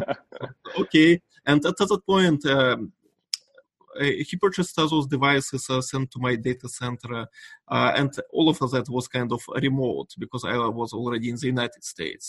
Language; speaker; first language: English; non-native, fluent; Russian